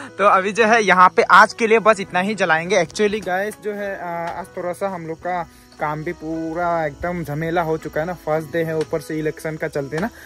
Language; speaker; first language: Hindi; non-native, local second language; Chakma